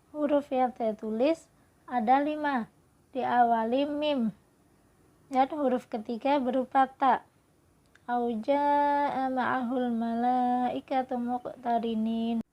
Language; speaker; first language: Indonesian; native; Indonesian